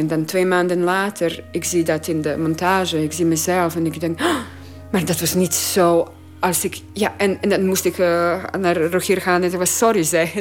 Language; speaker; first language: Dutch; non-native, learner; Croatian